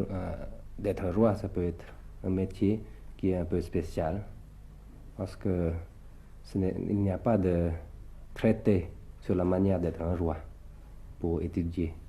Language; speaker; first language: French; early bilingual, other home language; Thai